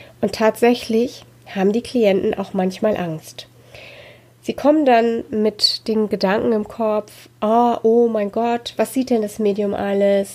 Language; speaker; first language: German; native; German